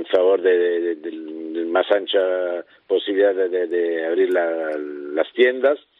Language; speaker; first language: Spanish; non-native, fluent; Italian